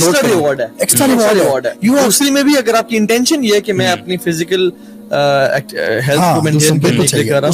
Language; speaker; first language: Urdu; native; Urdu